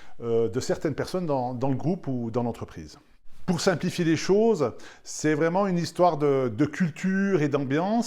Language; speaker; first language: French; native; French